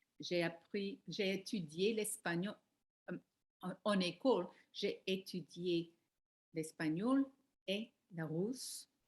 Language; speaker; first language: French; non-native, learner; English